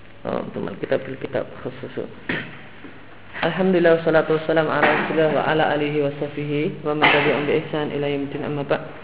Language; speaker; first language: Arabic; non-native, fluent; Indonesian